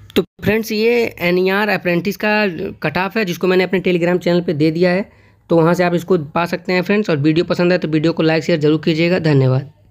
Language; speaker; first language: Hindi; native; Hindi